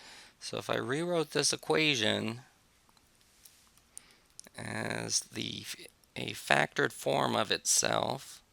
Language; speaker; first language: English; native; English